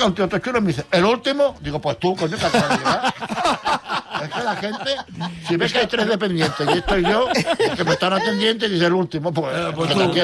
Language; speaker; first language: Spanish; non-native, local second language; Catalan